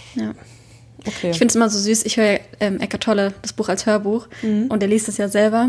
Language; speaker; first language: German; native; German